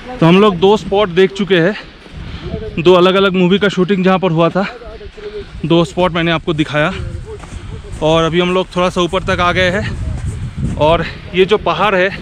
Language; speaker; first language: Hindi; non-native, local second language; Bangla